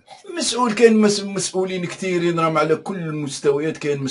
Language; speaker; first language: Arabic; native; Arabic